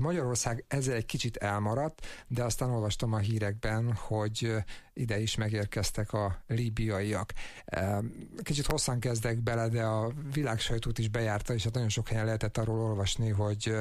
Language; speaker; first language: Hungarian; native; Hungarian